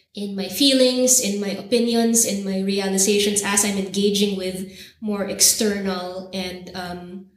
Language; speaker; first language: English; native; English